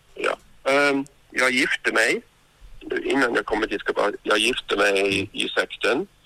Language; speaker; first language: Swedish; non-native, fluent; Norwegian